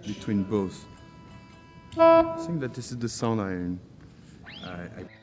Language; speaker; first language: English; non-native, fluent; French